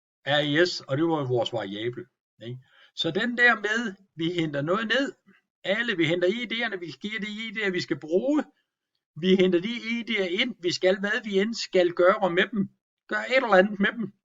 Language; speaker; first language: Danish; native; Danish